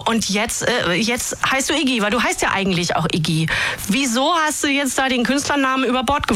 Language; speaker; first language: German; native; German